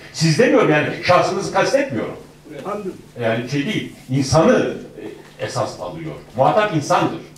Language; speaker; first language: Turkish; native; Turkish